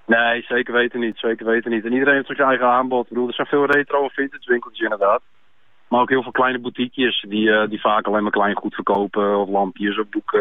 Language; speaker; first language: Dutch; native; Dutch